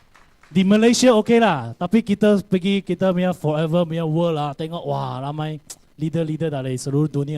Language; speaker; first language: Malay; non-native, local second language; Chinese